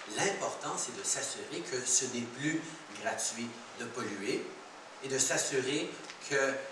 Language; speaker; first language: French; early bilingual, heritage; French